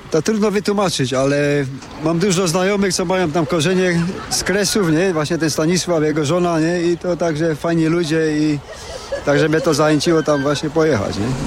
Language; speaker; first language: Polish; native; Polish